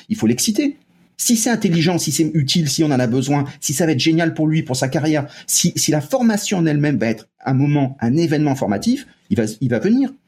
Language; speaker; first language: French; native; French